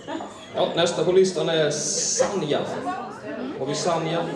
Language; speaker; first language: Swedish; native; Swedish